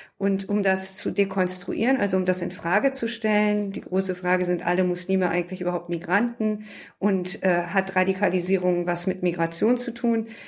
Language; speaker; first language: German; early bilingual, other home language; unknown